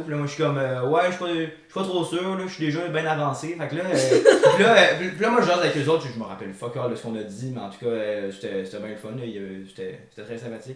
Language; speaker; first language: French; native; French